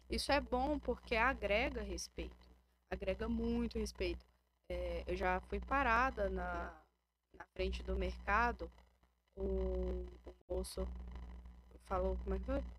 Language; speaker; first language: Portuguese; native; Portuguese